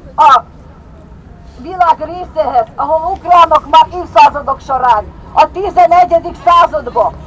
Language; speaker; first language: Hungarian; non-native, fluent; Ukrainian